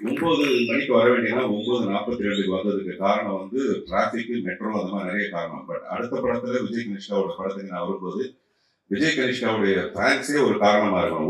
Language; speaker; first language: Tamil; native; Tamil